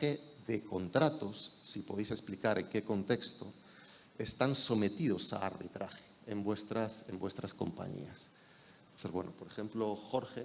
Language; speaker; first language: Spanish; native; Spanish